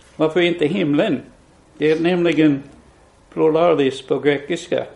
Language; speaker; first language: Swedish; non-native, fluent; English